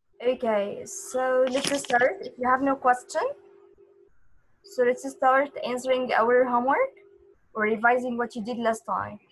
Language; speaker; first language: English; non-native, fluent; Arabic